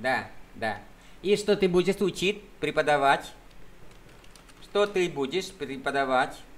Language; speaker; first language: Russian; non-native, fluent; Vietnamese